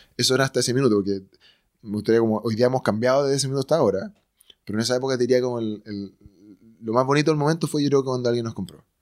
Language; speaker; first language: Spanish; native; Spanish